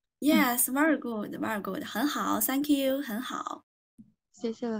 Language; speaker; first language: English; non-native, fluent; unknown